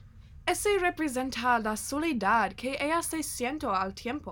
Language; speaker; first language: Spanish; non-native, learner; English